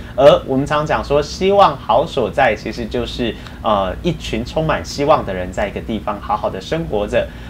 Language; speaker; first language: Chinese; native; Chinese